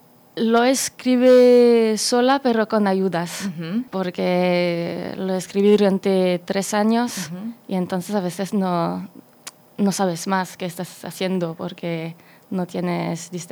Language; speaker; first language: Spanish; non-native, fluent; French